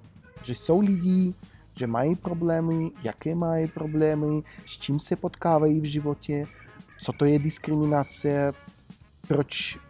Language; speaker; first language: Czech; non-native, fluent; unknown